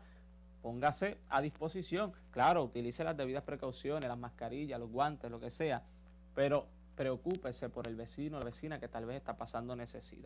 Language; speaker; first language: Spanish; native; Spanish